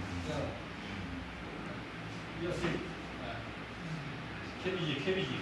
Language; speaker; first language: English; non-native, learner; Korean